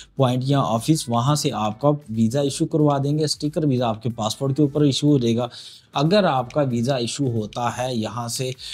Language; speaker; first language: Urdu; non-native, local second language; Punjabi